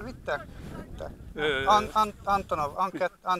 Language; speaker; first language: German; non-native, learner; Hungarian